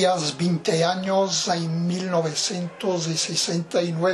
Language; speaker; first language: Spanish; non-native, fluent; Portuguese